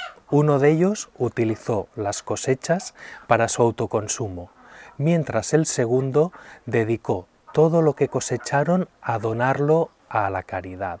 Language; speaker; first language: Spanish; native; Spanish